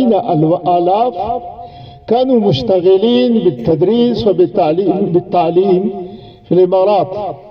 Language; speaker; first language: Arabic; non-native, fluent; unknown